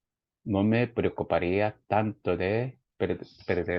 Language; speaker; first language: Spanish; non-native, fluent; Korean